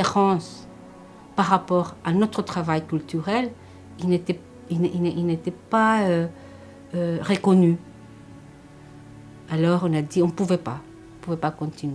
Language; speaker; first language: French; non-native, fluent; Spanish